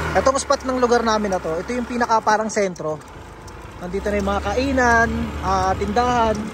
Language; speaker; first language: Filipino; native; Filipino